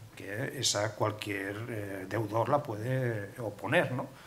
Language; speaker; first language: Spanish; native; Spanish